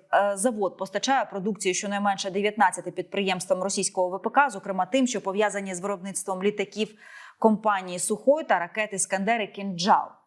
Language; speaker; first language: Ukrainian; native; Ukrainian